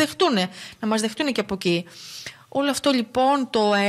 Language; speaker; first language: Greek; native; Greek